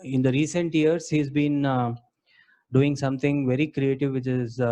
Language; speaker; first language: English; non-native, local second language; Kannada